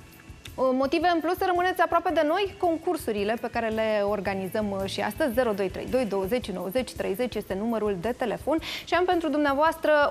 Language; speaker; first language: Romanian; native; Romanian